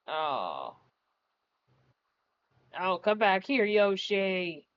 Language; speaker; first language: English; native; English